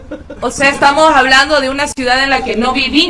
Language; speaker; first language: Spanish; native; Spanish